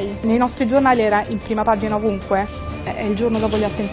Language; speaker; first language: Italian; native; Italian